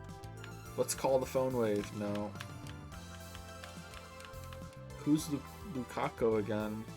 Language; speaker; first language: English; native; English